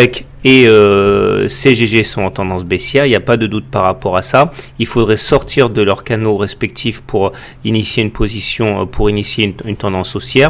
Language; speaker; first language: French; native; French